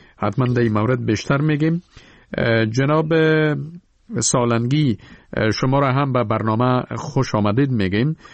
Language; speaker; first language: Persian; native; Persian